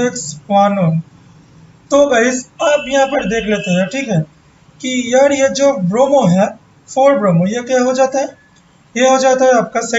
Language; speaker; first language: Hindi; non-native, local second language; Bangla